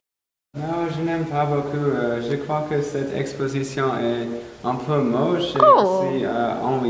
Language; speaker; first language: French; non-native, learner; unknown